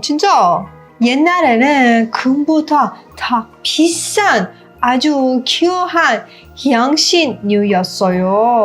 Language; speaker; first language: Korean; non-native, learner; Persian